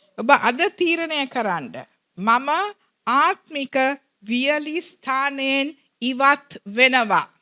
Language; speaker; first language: Sinhala; native; Sinhala